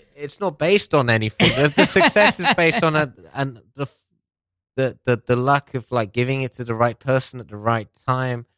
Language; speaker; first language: English; non-native, local second language; Persian